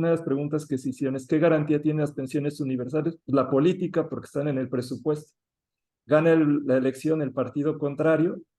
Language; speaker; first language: Spanish; native; Spanish